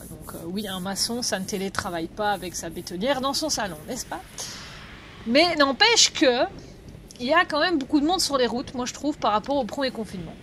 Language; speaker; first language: French; native; French